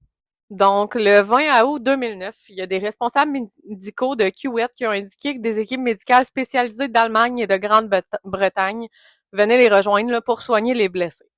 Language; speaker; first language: French; native; French